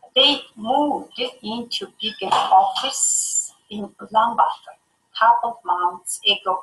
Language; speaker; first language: English; non-native, fluent; Mongolian